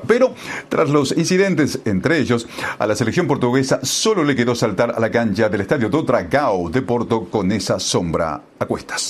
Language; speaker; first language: Spanish; native; Spanish